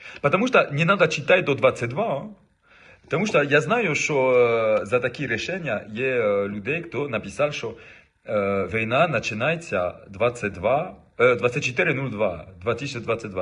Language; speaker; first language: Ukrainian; non-native, learner; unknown